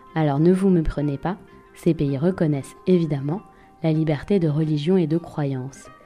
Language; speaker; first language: French; native; French